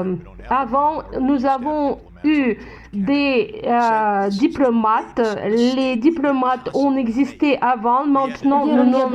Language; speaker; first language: French; non-native, fluent; Russian